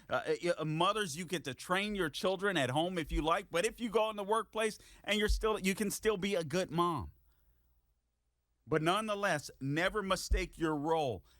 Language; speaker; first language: English; native; English